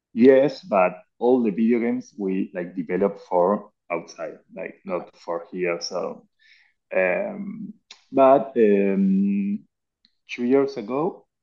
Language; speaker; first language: English; non-native, learner; Spanish